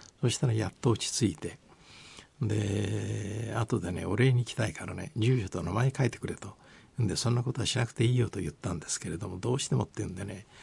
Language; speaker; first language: Japanese; native; Japanese